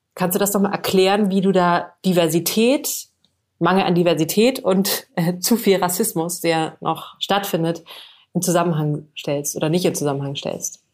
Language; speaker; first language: German; native; German